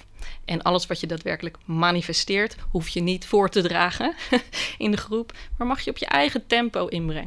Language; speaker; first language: Dutch; native; Dutch